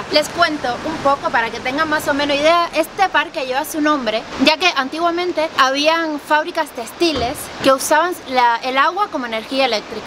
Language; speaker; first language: Spanish; native; Spanish